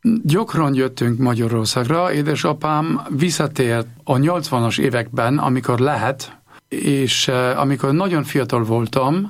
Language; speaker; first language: Hungarian; non-native, learner; German